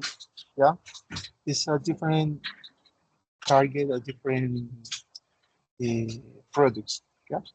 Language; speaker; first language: English; non-native, learner; Spanish